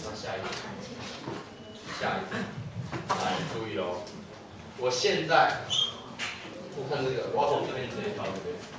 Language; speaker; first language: Chinese; native; Chinese